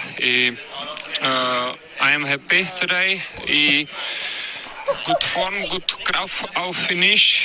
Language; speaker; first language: English; non-native, learner; German